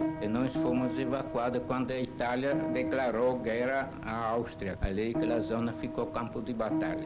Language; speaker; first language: Portuguese; non-native, fluent; Italian